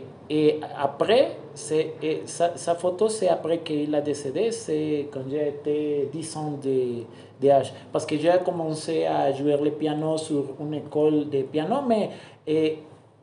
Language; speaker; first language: French; non-native, learner; Spanish